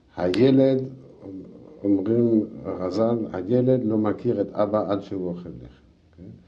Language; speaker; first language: Hebrew; non-native, fluent; French